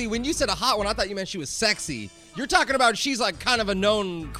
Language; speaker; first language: English; native; English